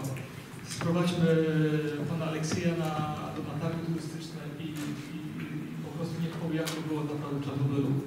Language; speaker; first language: Polish; native; Polish